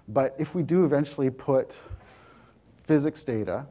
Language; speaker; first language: English; native; English